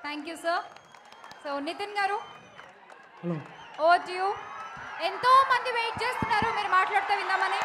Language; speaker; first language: Telugu; native; Telugu